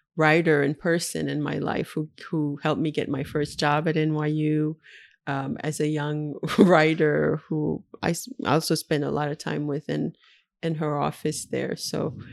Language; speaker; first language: English; early bilingual, other home language; Haitian Creole